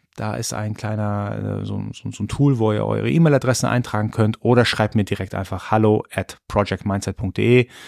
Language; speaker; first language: German; early bilingual, other home language; Persian